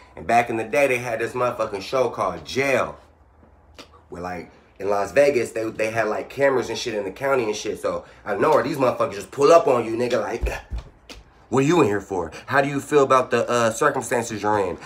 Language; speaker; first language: English; native; English